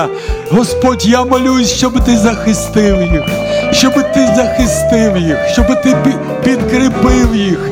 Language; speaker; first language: Ukrainian; non-native, local second language; Russian